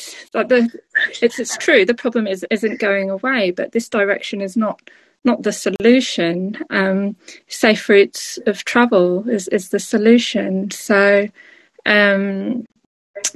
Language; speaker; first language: English; native; English